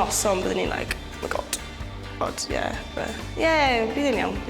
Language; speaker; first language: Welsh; non-native, local second language; English